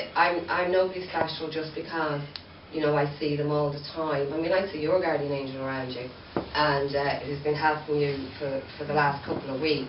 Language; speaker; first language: English; native; English